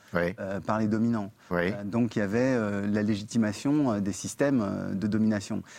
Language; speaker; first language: French; native; French